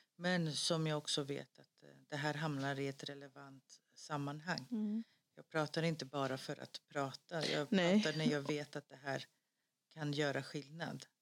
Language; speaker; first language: Swedish; early bilingual, other home language; Greek